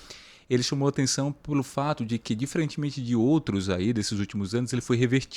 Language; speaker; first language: Portuguese; native; Portuguese